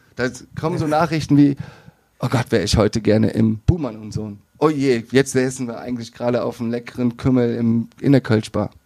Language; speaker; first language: German; native; German